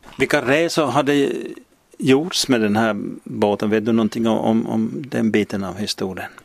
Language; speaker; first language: Swedish; native; Swedish